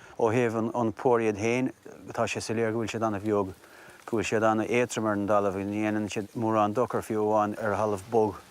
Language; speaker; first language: Irish; native; Irish